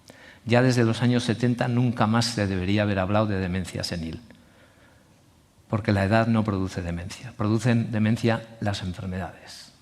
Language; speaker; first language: Spanish; native; Spanish